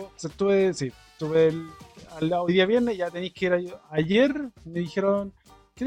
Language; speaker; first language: Spanish; native; Spanish